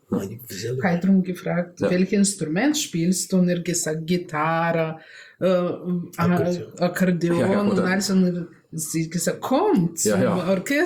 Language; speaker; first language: German; non-native, learner; Russian